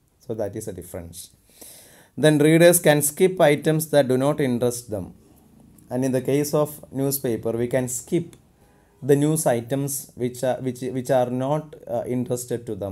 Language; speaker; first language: English; non-native, local second language; Malayalam